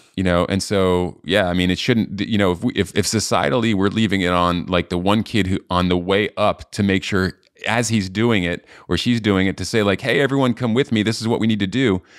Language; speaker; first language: English; native; English